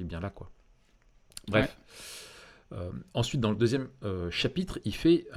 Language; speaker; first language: French; native; French